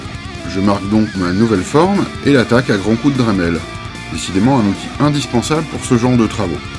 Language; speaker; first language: French; native; French